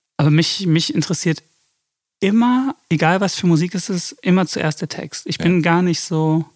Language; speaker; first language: German; early bilingual, other home language; English